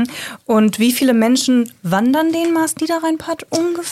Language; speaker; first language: German; native; German